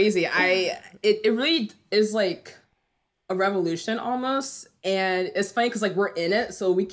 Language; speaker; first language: English; native; English